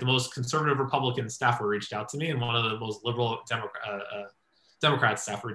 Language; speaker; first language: English; native; English